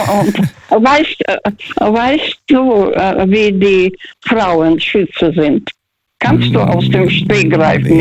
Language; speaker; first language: German; non-native, fluent; Russian